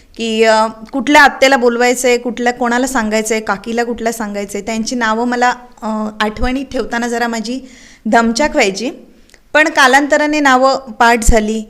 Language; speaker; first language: Marathi; native; Marathi